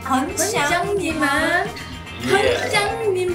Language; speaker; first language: Chinese; non-native, learner; Korean